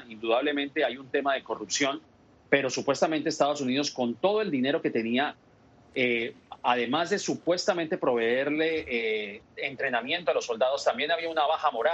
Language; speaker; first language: Spanish; native; Spanish